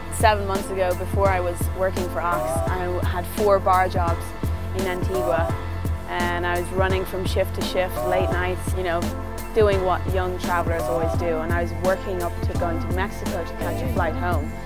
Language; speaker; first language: English; native; English